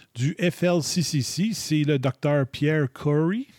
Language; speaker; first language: French; native; French